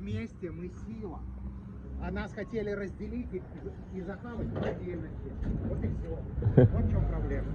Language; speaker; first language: Russian; native; Russian